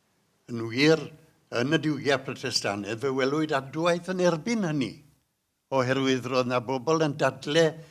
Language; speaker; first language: Welsh; native; Welsh